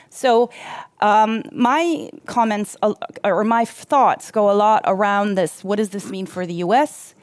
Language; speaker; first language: English; non-native, fluent; German